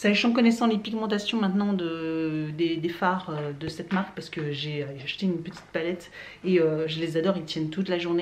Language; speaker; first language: French; native; French